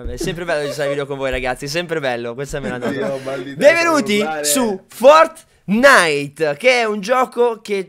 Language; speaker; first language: Italian; native; Italian